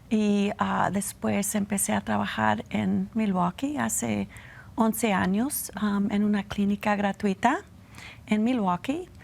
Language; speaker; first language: Spanish; non-native, fluent; English